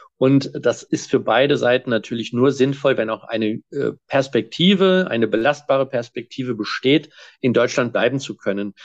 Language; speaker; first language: German; native; German